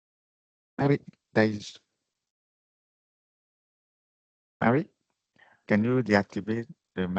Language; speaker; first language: English; non-native, learner; French